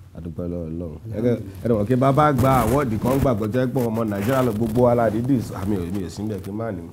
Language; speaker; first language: Yoruba; native; Yoruba